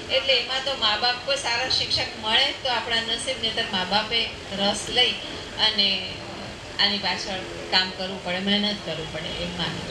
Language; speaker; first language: Gujarati; native; Gujarati